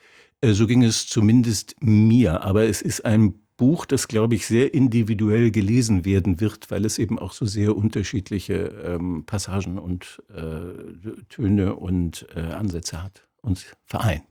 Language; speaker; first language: German; native; German